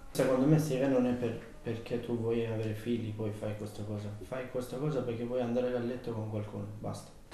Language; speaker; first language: Italian; non-native, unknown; Persian